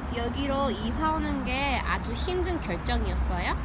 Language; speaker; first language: Korean; early bilingual, heritage; English